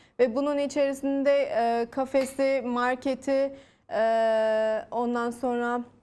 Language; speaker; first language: Turkish; native; Turkish